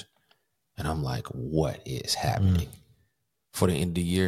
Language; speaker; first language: English; native; English